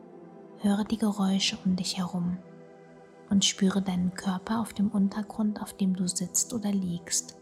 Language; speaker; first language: German; native; German